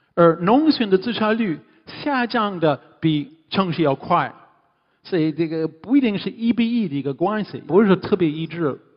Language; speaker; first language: Chinese; non-native, fluent; English